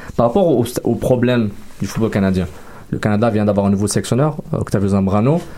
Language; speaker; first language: French; native; French